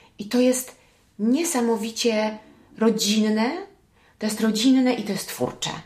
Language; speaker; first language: Polish; early bilingual, heritage; Polish